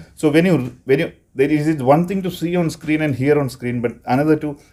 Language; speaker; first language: English; non-native, local second language; Malayalam